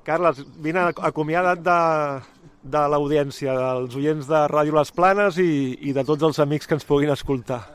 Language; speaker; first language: Catalan; native; Catalan